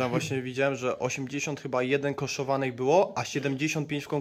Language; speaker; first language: Polish; native; Polish